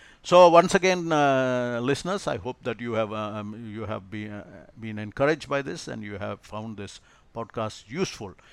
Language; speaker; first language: English; non-native, local second language; Malayalam